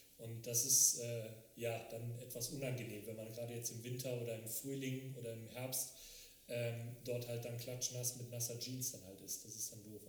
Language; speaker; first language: German; native; German